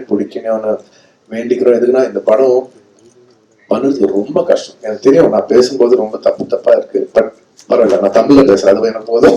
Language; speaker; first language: Tamil; non-native, local second language; Telugu